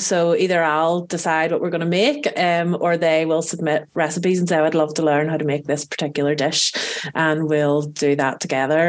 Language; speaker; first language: English; native; English